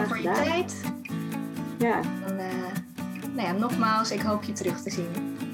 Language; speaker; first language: Dutch; native; Dutch